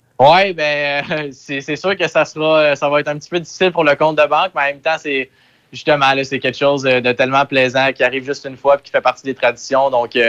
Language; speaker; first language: French; native; French